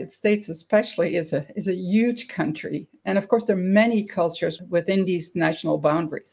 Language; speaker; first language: English; non-native, fluent; Dutch